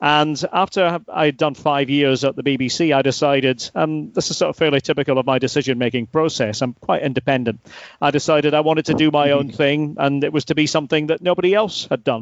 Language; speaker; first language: English; native; English